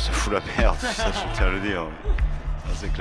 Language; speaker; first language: French; native; French